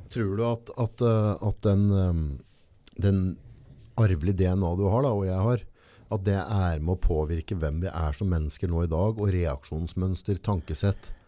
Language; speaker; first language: Norwegian; native; Norwegian